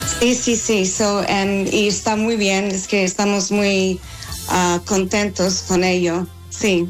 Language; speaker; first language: Spanish; non-native, fluent; English